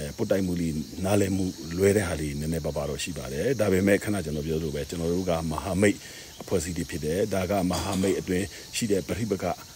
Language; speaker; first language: Burmese; non-native, local second language; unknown